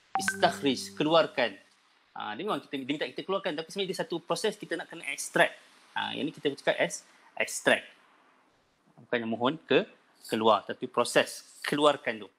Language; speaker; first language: Malay; native; Malay